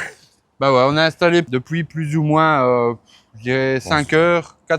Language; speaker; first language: French; native; French